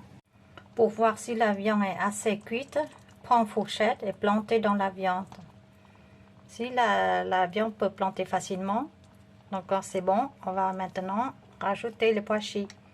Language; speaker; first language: French; non-native, fluent; Vietnamese